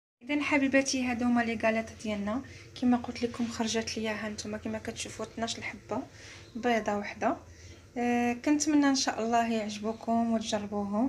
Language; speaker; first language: Arabic; native; Arabic